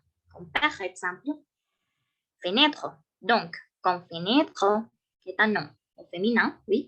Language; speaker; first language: French; non-native, learner; Spanish